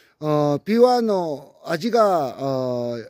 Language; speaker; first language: Japanese; non-native, learner; Korean